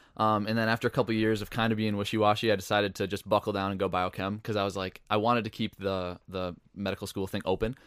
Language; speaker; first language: English; native; English